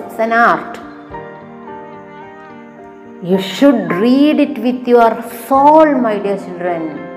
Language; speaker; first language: English; non-native, local second language; Malayalam